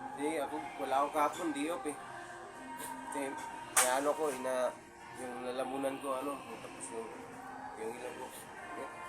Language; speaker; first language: Filipino; non-native, local second language; Cebuano